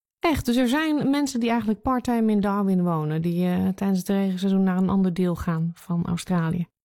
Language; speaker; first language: Dutch; native; Dutch